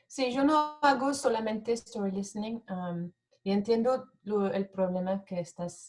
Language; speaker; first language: Spanish; non-native, fluent; French